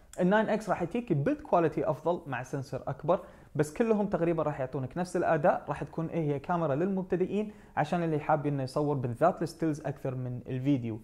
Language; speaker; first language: Arabic; native; Arabic